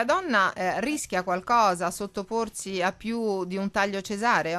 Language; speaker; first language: Italian; native; Italian